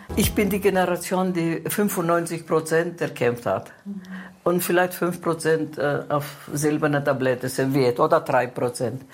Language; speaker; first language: German; non-native, fluent; Greek